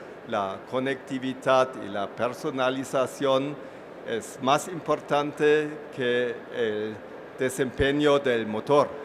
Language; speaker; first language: Spanish; non-native, fluent; German